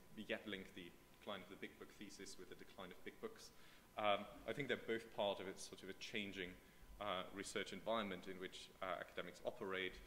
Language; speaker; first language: English; non-native, fluent; German